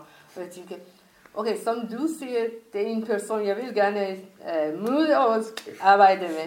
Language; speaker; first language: Danish; non-native, fluent; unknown